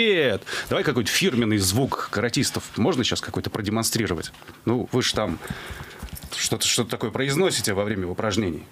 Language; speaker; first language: Russian; native; Russian